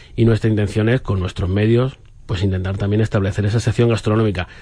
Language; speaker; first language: Spanish; native; Spanish